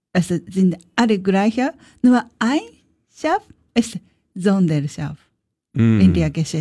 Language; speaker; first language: German; non-native, learner; Japanese